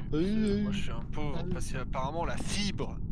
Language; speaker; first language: French; native; French